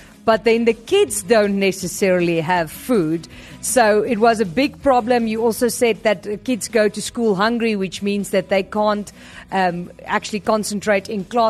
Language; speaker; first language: English; non-native, local second language; Afrikaans